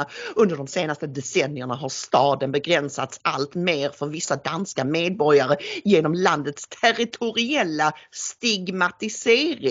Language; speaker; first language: Swedish; native; Swedish